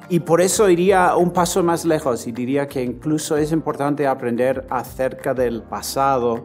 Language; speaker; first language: Spanish; non-native, fluent; English